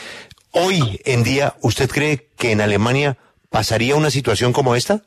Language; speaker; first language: Spanish; native; Spanish